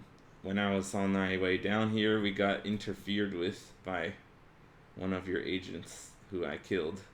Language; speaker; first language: English; native; English